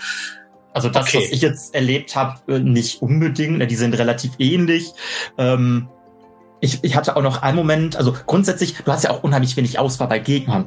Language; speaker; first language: German; native; German